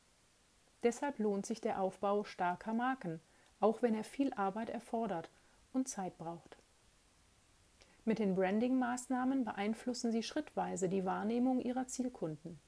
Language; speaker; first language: German; native; German